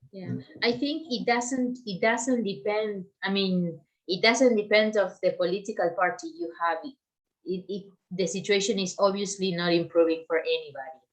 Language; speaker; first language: English; non-native, fluent; Spanish